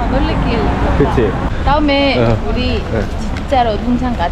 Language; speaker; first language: Korean; non-native, learner; Spanish